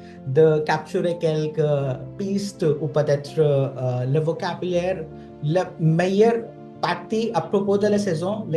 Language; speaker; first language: French; non-native, fluent; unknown